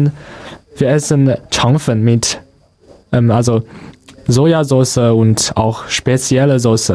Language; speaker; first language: German; non-native, learner; Chinese